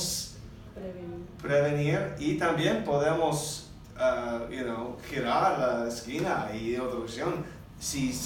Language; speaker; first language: Spanish; non-native, learner; English